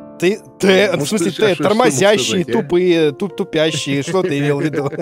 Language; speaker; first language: Russian; native; Russian